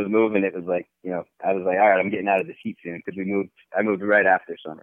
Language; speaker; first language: English; native; English